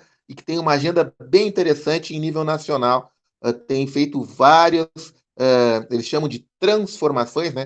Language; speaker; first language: Portuguese; native; Portuguese